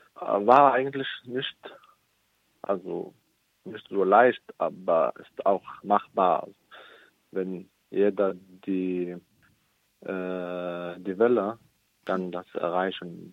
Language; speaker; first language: German; non-native, fluent; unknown